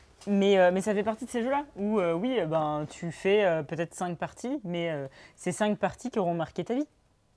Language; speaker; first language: French; native; French